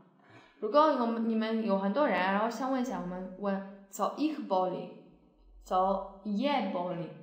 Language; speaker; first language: Chinese; non-native, fluent; Polish